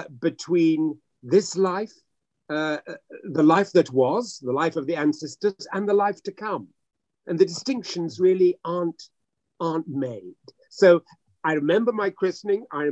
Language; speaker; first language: English; native; English